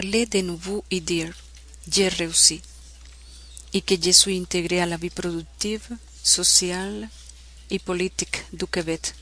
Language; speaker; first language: French; non-native, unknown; Spanish